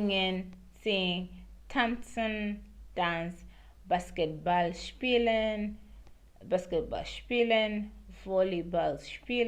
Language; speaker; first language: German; non-native, learner; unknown